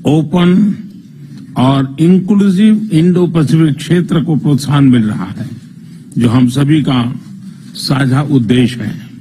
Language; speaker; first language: Hindi; non-native, local second language; Gujarati